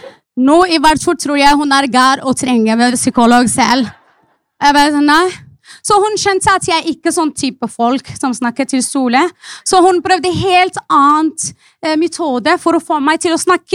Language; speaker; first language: Norwegian; non-native, fluent; Arabic